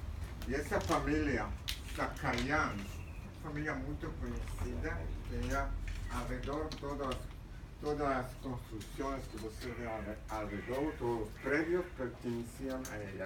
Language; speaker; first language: Portuguese; non-native, fluent; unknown